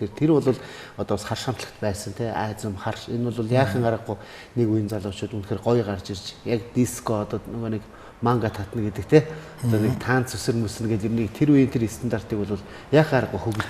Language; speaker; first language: Mongolian; native; Mongolian